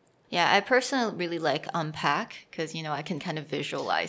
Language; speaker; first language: English; non-native, fluent; Chinese